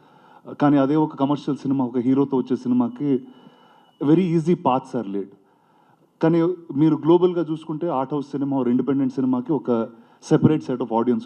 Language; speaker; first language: Telugu; native; Telugu